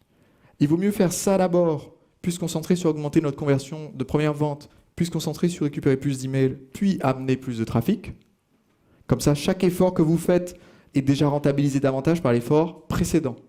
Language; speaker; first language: French; native; French